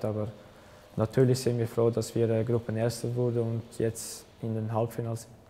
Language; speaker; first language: German; early bilingual, other home language; Albanian